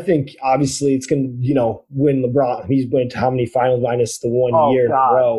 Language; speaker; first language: English; native; English